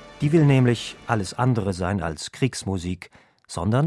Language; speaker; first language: German; native; German